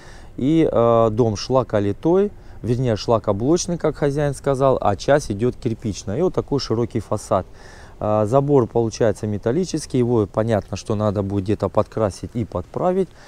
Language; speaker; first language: Russian; native; Russian